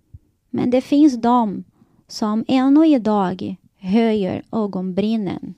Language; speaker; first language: Swedish; non-native, fluent; Portuguese